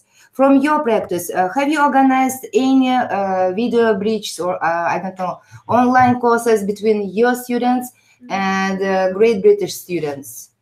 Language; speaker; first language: English; non-native, fluent; Uzbek